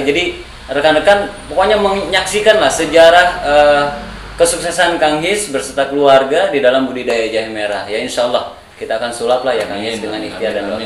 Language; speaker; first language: Indonesian; native; Indonesian